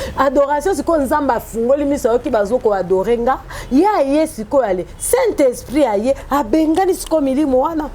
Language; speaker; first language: Lingala; non-native, local second language; Mongo